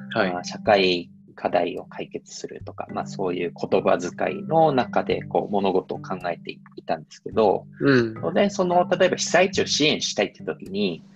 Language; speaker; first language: Japanese; native; Japanese